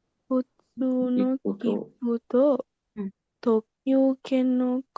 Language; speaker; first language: Japanese; non-native, learner; Sinhala